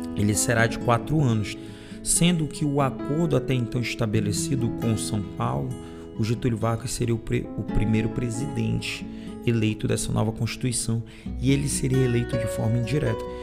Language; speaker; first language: Portuguese; native; Portuguese